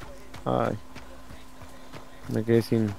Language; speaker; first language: Spanish; native; Spanish